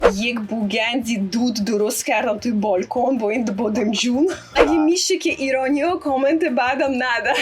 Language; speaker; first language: Persian; non-native, fluent; Russian